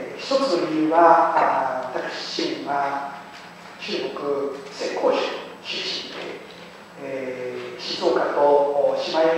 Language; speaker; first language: Japanese; non-native, fluent; Chinese